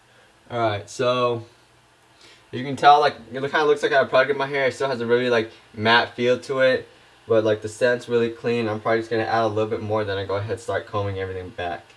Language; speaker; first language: English; native; English